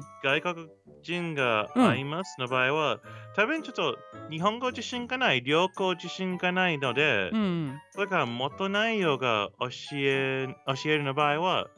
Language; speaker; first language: Japanese; non-native, learner; English